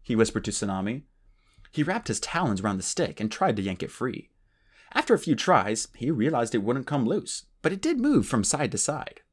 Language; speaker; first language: English; native; English